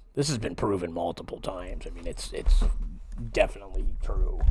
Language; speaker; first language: English; native; English